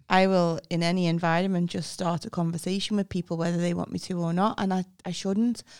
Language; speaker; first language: English; native; English